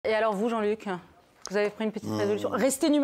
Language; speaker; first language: French; native; French